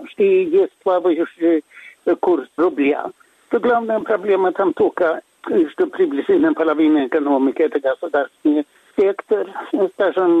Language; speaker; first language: Russian; non-native, fluent; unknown